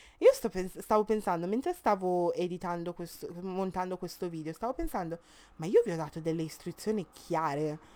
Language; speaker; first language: Italian; early bilingual, other home language; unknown